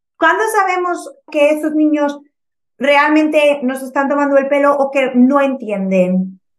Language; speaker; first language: Spanish; native; Spanish